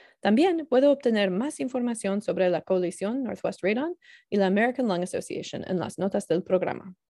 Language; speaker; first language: Spanish; non-native, learner; English